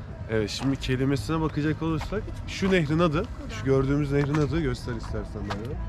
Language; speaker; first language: Turkish; native; Turkish